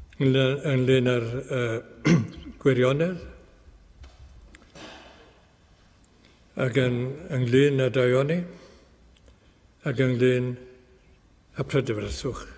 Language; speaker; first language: Welsh; native; Welsh